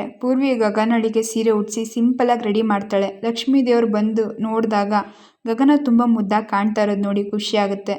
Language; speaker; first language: Kannada; native; Kannada